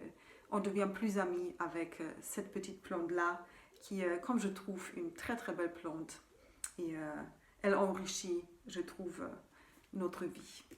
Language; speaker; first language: French; non-native, fluent; German